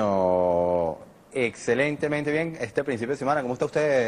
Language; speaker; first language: Spanish; native; Spanish